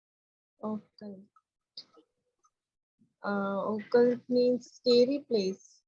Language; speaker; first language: English; non-native, learner; Hindi